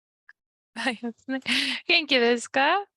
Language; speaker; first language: Japanese; non-native, fluent; Spanish